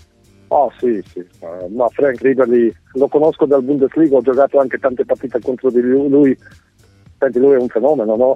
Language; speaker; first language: Italian; non-native, fluent; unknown